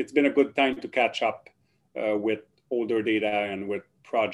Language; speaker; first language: English; non-native, fluent; French